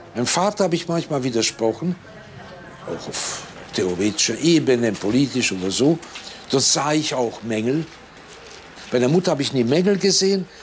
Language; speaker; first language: German; non-native, fluent; Hungarian